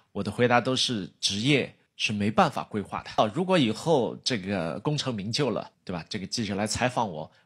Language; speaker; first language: Chinese; native; Chinese